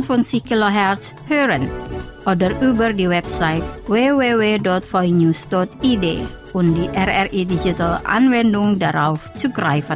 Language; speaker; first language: German; non-native, fluent; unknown